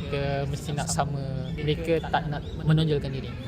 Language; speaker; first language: Malay; native; Malay